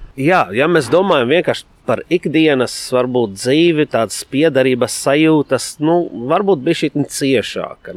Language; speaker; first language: Latvian; non-native, fluent; Arabic